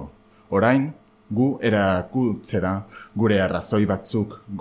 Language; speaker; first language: Basque; non-native, learner; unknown